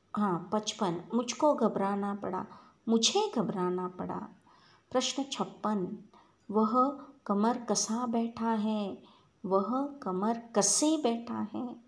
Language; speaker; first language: Hindi; non-native, local second language; Kannada